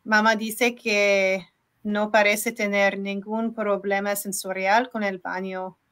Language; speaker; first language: Spanish; non-native, learner; English